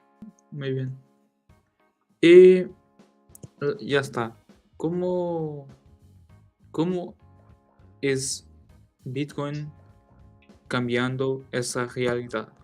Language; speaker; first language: Spanish; non-native, learner; Portuguese